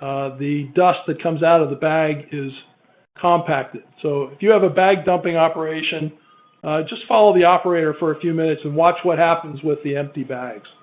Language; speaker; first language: English; native; English